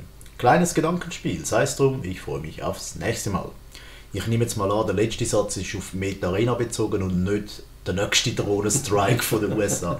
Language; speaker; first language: German; native; German